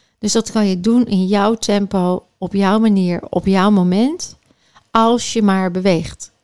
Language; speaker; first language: Dutch; native; Dutch